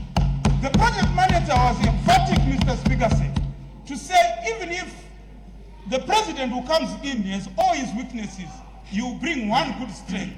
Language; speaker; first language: English; non-native, local second language; Shona